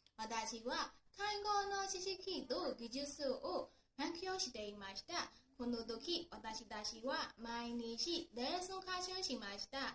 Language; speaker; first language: Japanese; non-native, learner; Burmese